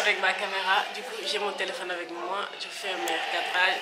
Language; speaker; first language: French; non-native, local second language; Wolof